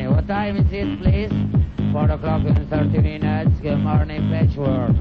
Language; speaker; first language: English; non-native, learner; Italian